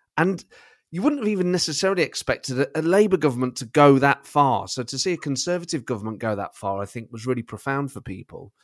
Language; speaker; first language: English; native; English